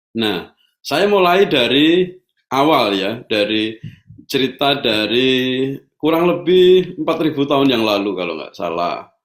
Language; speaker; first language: Indonesian; native; Indonesian